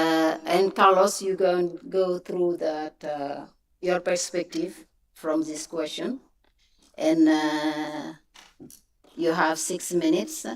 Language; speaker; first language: English; non-native, fluent; French